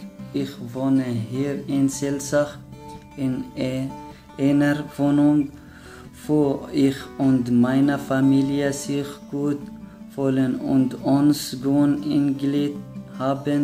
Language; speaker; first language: German; non-native, learner; Arabic